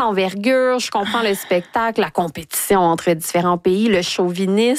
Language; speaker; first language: French; native; French